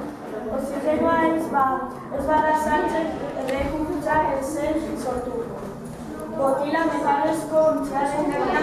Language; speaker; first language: Basque; non-native, local second language; Spanish